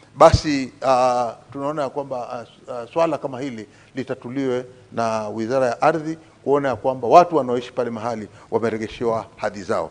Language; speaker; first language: Swahili; native; Swahili